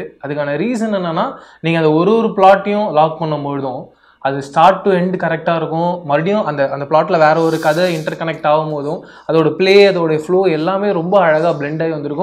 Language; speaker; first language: Tamil; native; Tamil